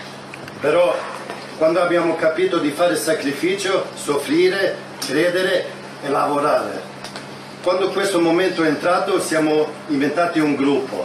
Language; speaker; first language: Italian; non-native, fluent; Swedish